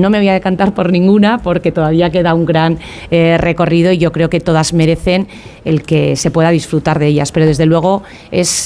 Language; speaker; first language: Spanish; native; Spanish